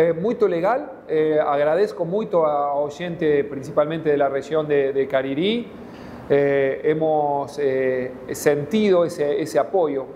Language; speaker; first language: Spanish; non-native, fluent; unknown